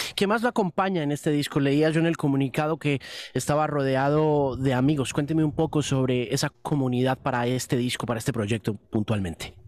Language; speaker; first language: Spanish; native; Spanish